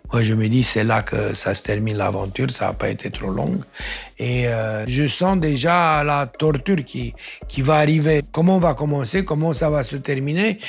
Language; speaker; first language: French; non-native, fluent; Romanian